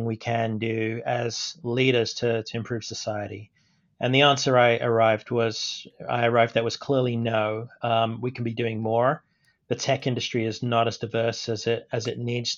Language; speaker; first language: English; native; English